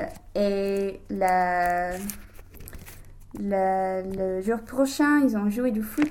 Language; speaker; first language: French; non-native, learner; English